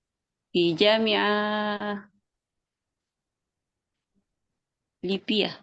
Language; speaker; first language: Arabic; non-native, learner; Indonesian